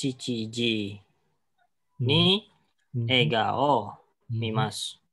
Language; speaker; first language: Japanese; non-native, learner; Indonesian